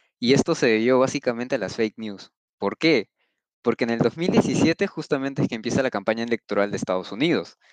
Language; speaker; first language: Spanish; native; Spanish